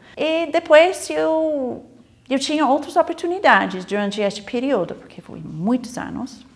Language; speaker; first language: Portuguese; non-native, fluent; English